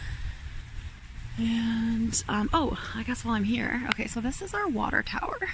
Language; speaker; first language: English; native; English